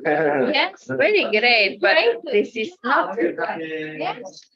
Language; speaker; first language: English; non-native, learner; Slovak